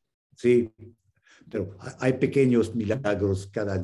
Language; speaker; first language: Spanish; non-native, fluent; English